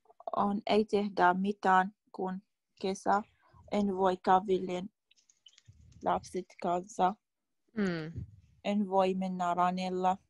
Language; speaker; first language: Finnish; non-native, learner; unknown